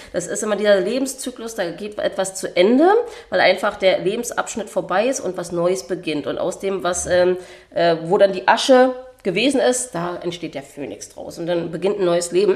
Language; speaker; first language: German; native; German